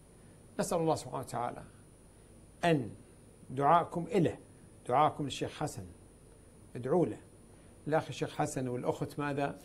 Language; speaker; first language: Arabic; native; Arabic